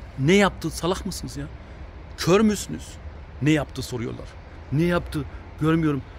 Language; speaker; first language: Turkish; early bilingual, heritage; Turkish